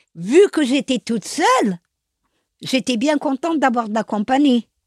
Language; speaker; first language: French; non-native, local second language; Arabic